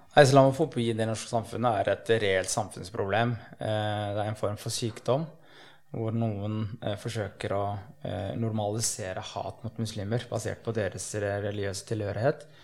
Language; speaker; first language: Norwegian; early bilingual, other home language; Somali